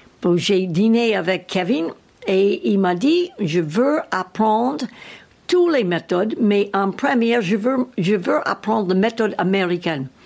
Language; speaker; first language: French; non-native, fluent; English